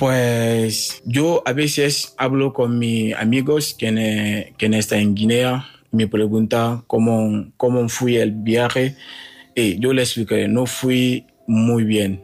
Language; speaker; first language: Spanish; non-native, learner; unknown